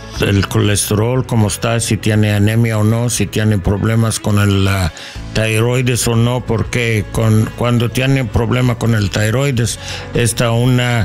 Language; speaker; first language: Spanish; non-native, learner; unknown